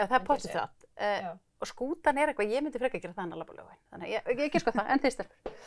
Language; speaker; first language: Icelandic; native; Icelandic